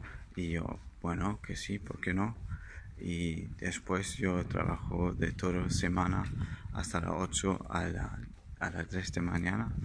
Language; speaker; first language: Spanish; non-native, learner; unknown